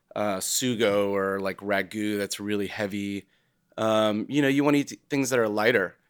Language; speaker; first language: English; native; English